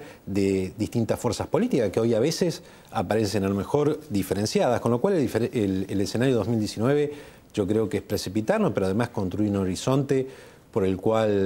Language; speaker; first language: Spanish; native; Spanish